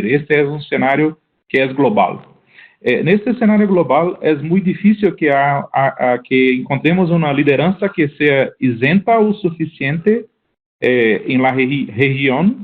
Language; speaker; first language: Spanish; non-native, learner; Portuguese